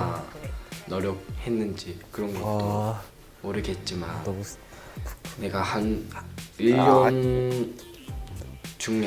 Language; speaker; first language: Korean; non-native, learner; Japanese